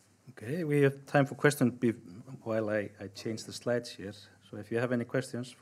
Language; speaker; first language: English; non-native, fluent; Icelandic